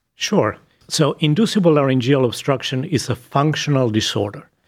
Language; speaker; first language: English; non-native, fluent; Spanish